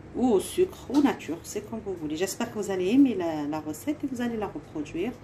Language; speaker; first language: French; non-native, local second language; Arabic